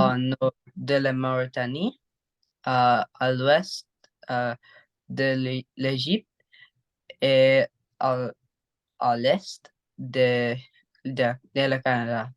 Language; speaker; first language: French; non-native, learner; English